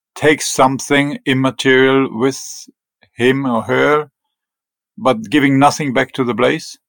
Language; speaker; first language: English; non-native, fluent; German